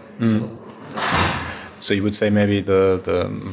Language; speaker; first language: English; non-native, fluent; German